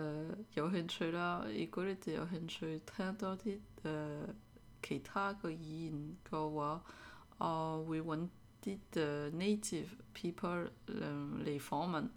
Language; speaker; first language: Cantonese; early bilingual, heritage; Cantonese